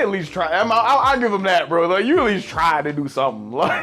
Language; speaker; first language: English; native; English